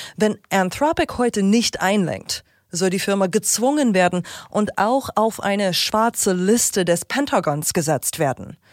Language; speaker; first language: German; non-native, fluent; English